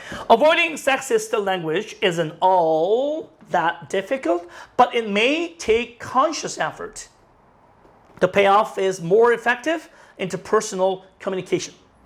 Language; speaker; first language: English; non-native, fluent; Korean